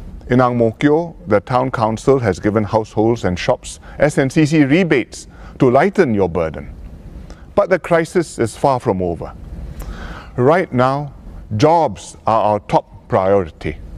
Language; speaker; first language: English; non-native, local second language; Chinese